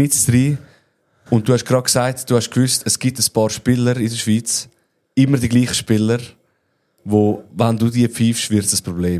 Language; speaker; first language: German; native; German